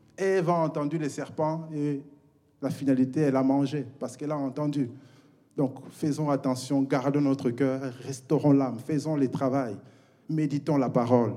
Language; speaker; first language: French; non-native, local second language; Lingala